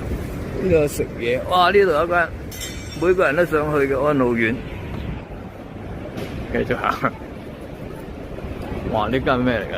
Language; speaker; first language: Cantonese; native; Cantonese